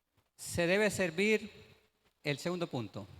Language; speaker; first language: Spanish; native; Spanish